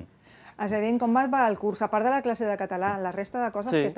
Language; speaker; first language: Catalan; native; Catalan